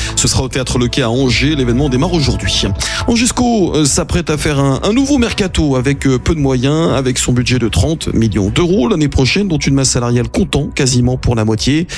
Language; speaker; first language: French; native; French